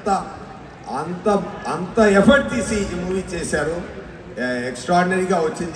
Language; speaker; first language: Telugu; non-native, learner; Tamil